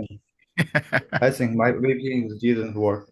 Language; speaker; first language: English; non-native, learner; Chinese